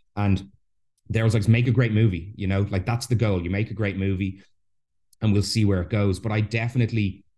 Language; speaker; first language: English; native; English